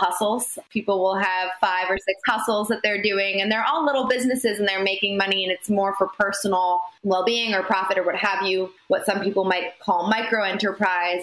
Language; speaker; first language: English; native; English